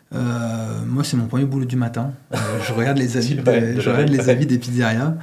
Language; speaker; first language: French; native; French